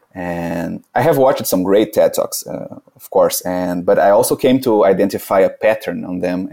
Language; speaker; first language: English; non-native, fluent; Portuguese